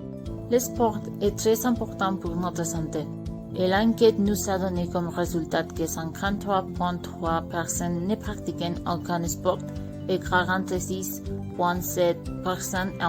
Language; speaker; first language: French; non-native, learner; Spanish